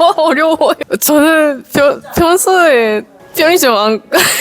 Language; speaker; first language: Korean; non-native, learner; Japanese